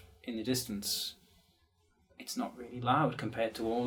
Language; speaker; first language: English; native; English